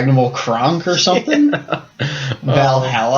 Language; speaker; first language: English; native; English